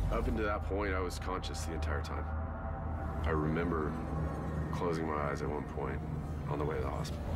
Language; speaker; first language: English; native; English